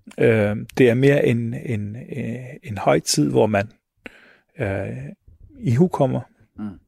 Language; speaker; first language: Danish; early bilingual, other home language; Arabic